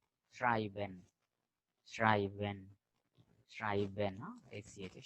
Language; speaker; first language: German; non-native, fluent; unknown